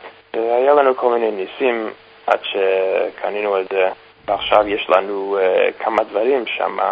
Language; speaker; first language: Hebrew; non-native, fluent; English